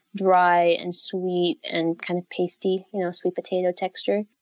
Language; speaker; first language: English; native; English